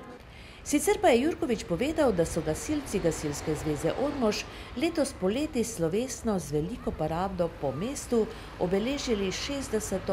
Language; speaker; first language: Slovenian; native; Slovenian